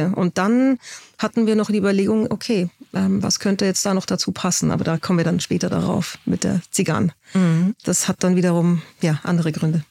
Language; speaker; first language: German; native; German